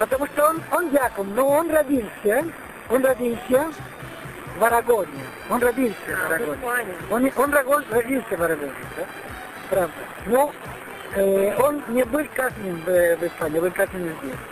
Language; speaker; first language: Russian; non-native, learner; Italian